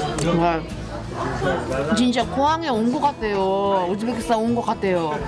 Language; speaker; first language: Korean; non-native, fluent; Uzbek